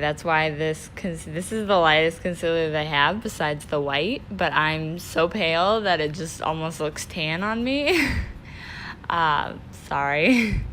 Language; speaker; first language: English; native; English